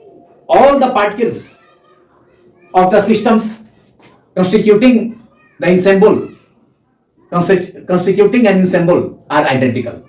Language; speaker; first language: English; non-native, local second language; Hindi